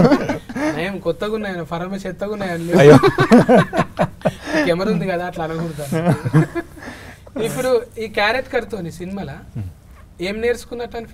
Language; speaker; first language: Telugu; native; Telugu